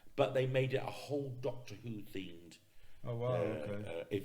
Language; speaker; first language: English; native; English